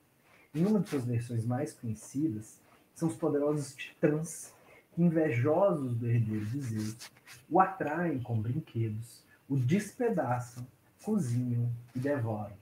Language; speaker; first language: Portuguese; native; Portuguese